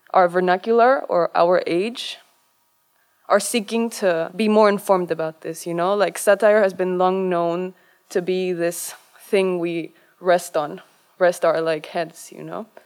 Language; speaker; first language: English; non-native, fluent; Spanish